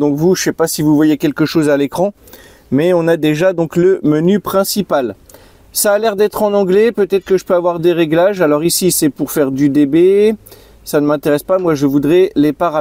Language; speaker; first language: French; native; French